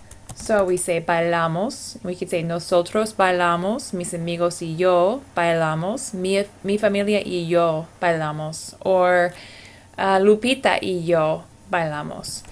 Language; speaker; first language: Spanish; non-native, fluent; English